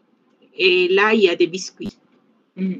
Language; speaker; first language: French; non-native, fluent; Spanish